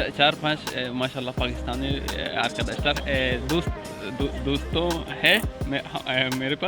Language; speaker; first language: Hindi; non-native, learner; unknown